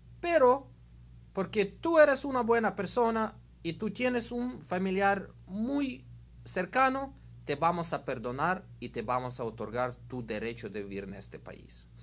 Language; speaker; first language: Spanish; non-native, fluent; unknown